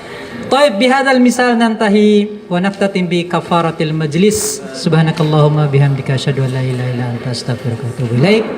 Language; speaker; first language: Arabic; non-native, fluent; Indonesian